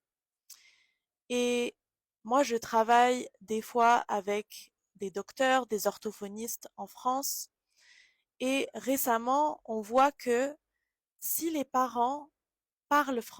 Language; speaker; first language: French; native; French